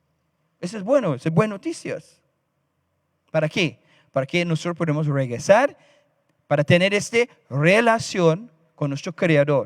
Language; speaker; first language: Spanish; non-native, fluent; English